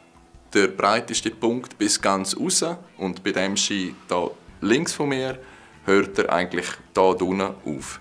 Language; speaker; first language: German; native; German